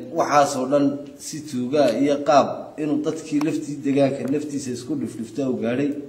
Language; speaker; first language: Somali; native; Somali